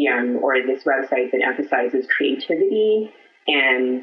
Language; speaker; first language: English; non-native, local second language; Filipino